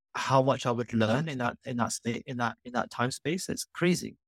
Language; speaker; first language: English; native; English